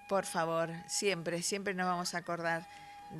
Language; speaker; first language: Spanish; native; Spanish